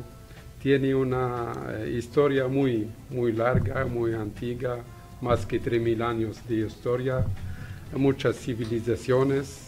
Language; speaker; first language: Spanish; non-native, fluent; Arabic